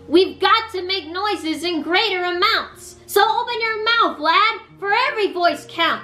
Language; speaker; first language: English; native; English